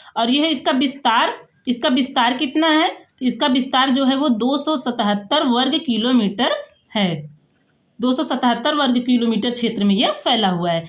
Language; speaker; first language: Hindi; native; Hindi